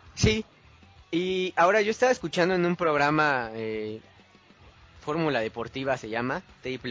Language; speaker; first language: Spanish; native; Spanish